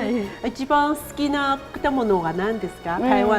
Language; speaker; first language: Japanese; non-native, fluent; Chinese